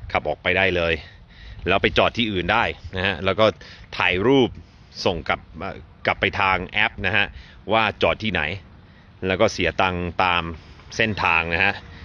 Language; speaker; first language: Thai; non-native, fluent; English